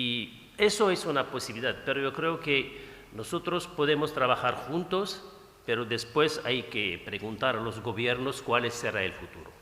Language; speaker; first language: Spanish; non-native, fluent; Arabic